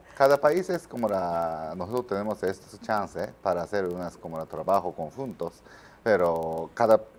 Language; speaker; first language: Spanish; non-native, learner; Japanese